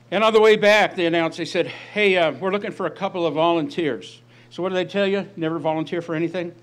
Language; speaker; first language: English; native; English